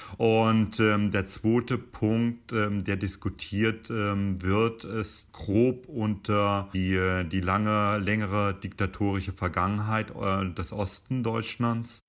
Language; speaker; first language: German; native; German